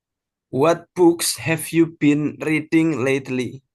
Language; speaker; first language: English; non-native, fluent; Indonesian